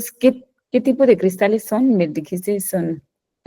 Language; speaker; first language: Spanish; non-native, fluent; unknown